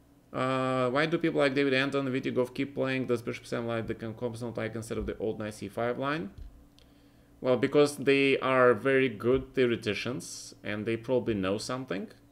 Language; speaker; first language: English; non-native, fluent; Russian